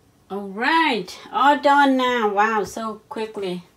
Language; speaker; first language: English; non-native, learner; Thai